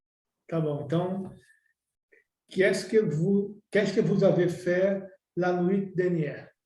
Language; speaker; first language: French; non-native, learner; Portuguese